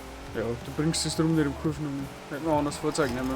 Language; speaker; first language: German; native; German